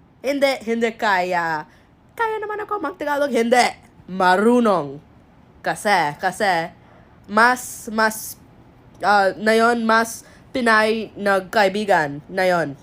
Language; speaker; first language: Filipino; non-native, learner; English